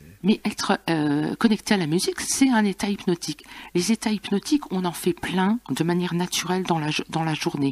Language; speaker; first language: French; native; French